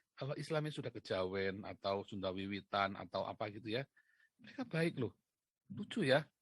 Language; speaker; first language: Indonesian; native; Indonesian